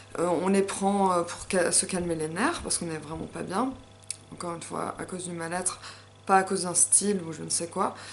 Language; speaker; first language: French; native; French